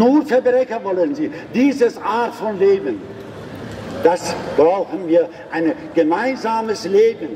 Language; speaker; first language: German; non-native, learner; Persian